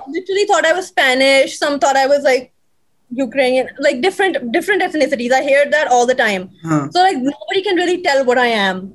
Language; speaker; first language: English; native; English